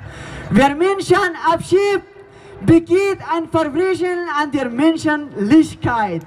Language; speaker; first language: German; non-native, learner; Persian